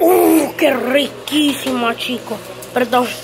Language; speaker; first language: Spanish; early bilingual, heritage; Spanish